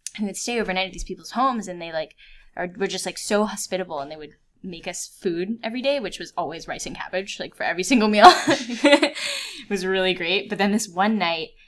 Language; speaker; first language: English; native; English